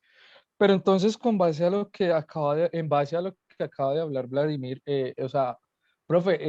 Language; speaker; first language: Spanish; native; Spanish